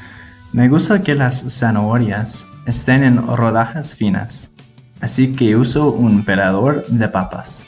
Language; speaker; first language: Spanish; non-native, learner; English